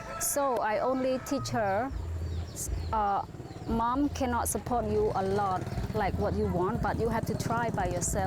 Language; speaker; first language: English; non-native, fluent; Khmer